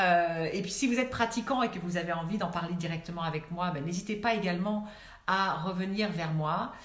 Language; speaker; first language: French; native; French